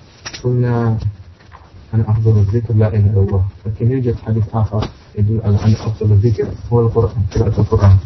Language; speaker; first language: Arabic; non-native, learner; Indonesian